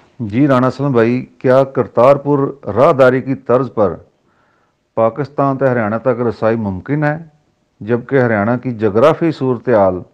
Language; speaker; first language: Urdu; non-native, local second language; Haryanvi